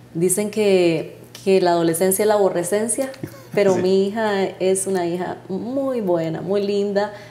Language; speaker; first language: Spanish; native; Spanish